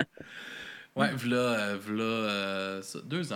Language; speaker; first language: French; native; French